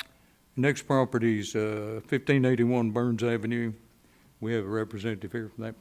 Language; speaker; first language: English; native; English